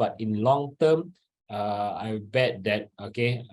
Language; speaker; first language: English; non-native, local second language; Malay